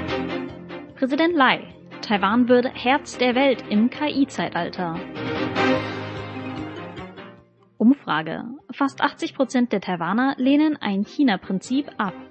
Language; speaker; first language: German; native; German